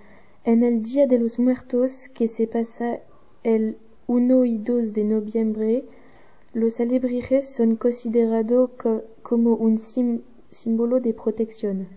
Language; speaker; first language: Spanish; non-native, learner; French